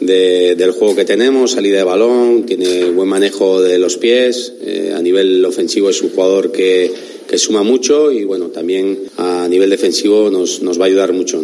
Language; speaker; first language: Spanish; native; Spanish